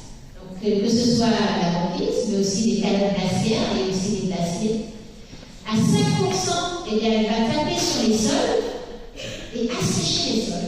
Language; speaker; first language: French; native; French